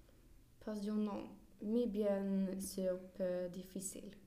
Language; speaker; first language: French; non-native, learner; Swedish